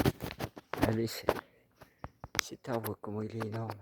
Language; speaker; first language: French; native; French